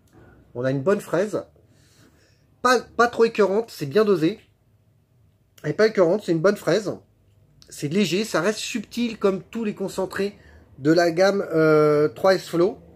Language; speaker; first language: French; native; French